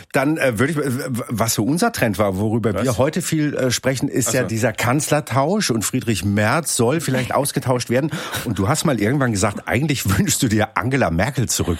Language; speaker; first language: German; native; German